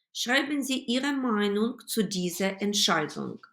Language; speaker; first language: German; non-native, fluent; Ukrainian